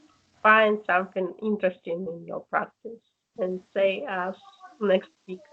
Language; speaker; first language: English; non-native, learner; Russian